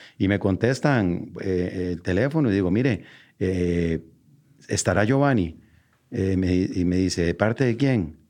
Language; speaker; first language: Spanish; native; Spanish